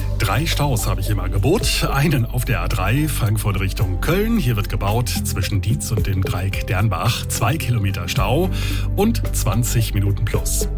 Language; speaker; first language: German; native; German